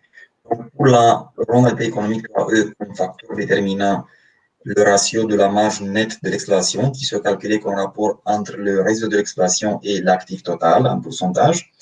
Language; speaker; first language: French; non-native, fluent; Romanian